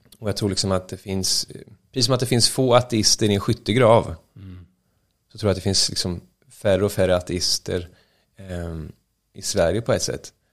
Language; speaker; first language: Swedish; native; Swedish